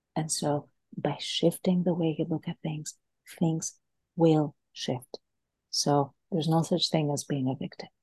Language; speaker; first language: English; non-native, fluent; Greek